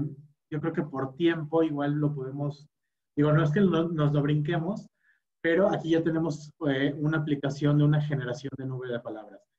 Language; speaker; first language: Spanish; native; Spanish